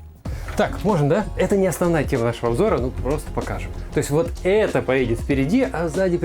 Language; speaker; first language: Russian; native; Russian